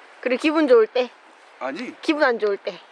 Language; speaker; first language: Korean; native; Korean